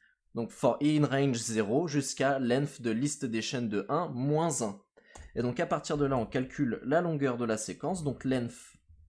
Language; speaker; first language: French; native; French